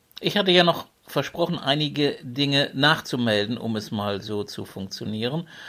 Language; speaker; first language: German; native; German